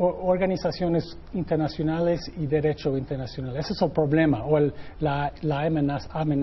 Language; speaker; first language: Spanish; non-native, fluent; English